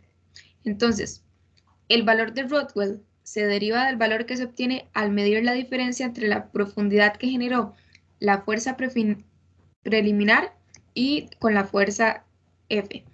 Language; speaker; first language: Spanish; native; Spanish